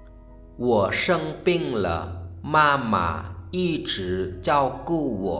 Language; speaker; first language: Chinese; non-native, fluent; Lao